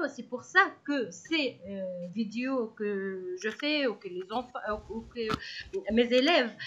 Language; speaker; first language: French; non-native, local second language; Arabic